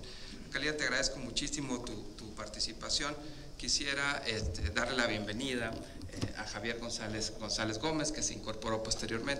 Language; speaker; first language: Spanish; native; Spanish